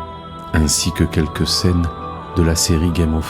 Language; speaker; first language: French; native; French